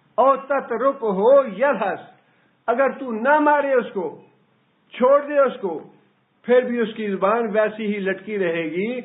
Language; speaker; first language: Urdu; non-native, local second language; Punjabi